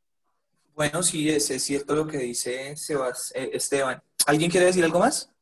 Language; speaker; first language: Spanish; native; Spanish